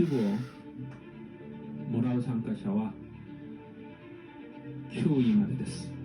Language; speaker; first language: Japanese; non-native, fluent; Korean